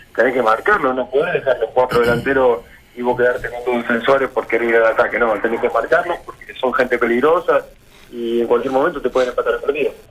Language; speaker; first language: Spanish; native; Spanish